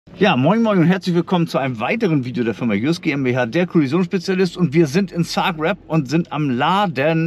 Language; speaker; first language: German; native; German